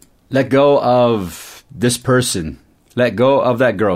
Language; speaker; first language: English; native; English